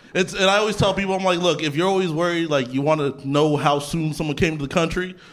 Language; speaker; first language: English; native; English